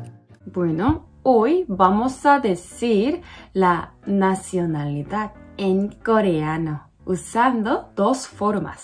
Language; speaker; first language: Spanish; non-native, learner; Korean